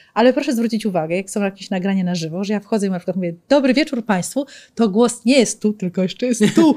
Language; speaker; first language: Polish; native; Polish